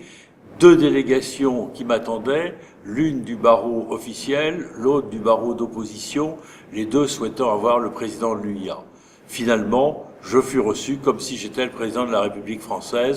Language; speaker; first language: French; native; French